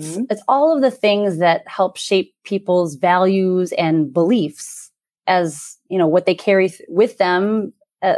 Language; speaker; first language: English; native; English